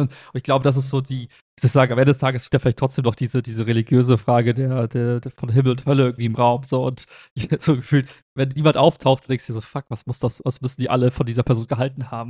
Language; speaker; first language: German; native; German